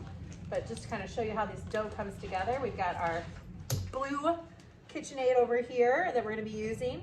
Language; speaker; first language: English; native; English